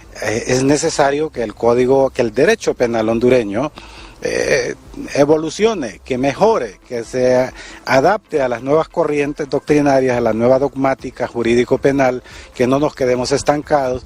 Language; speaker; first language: Spanish; native; Spanish